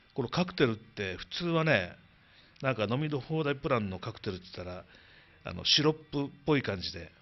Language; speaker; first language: Japanese; native; Japanese